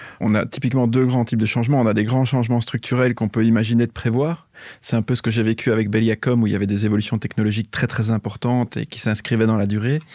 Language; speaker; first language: French; native; French